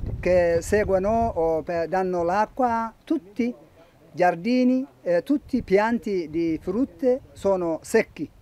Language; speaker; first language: Italian; non-native, learner; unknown